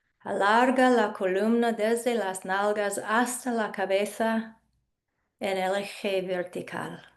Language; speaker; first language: Spanish; non-native, fluent; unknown